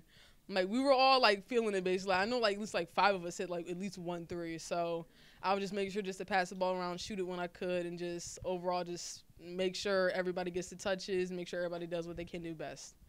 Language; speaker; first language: English; native; English